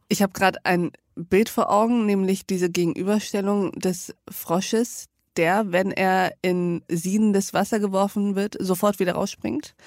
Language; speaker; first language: German; early bilingual, other home language; Turkish